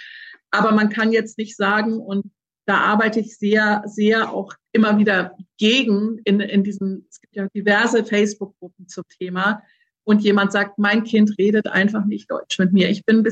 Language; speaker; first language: German; native; German